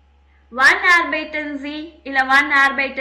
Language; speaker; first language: German; non-native, fluent; Tamil